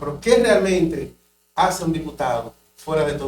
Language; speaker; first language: Spanish; native; Spanish